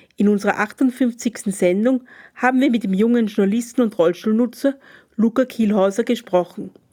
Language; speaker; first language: German; native; German